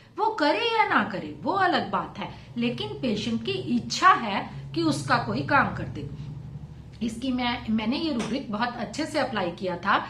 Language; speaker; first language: Hindi; non-native, local second language; Punjabi